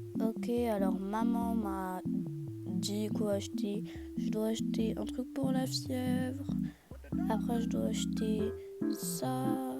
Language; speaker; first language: French; native; French